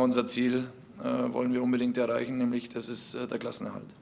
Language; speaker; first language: German; native; German